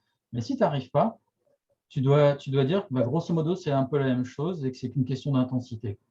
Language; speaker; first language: French; native; French